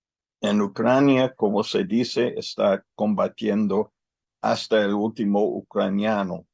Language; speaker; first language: Spanish; non-native, learner; English